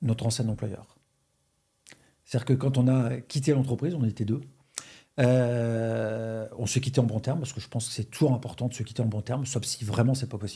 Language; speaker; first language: French; native; French